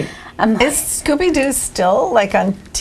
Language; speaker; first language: English; native; English